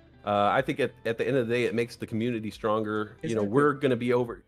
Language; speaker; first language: English; native; English